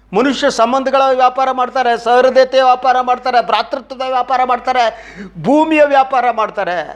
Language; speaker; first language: Kannada; native; Kannada